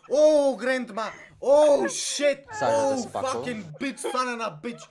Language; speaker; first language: English; non-native, learner; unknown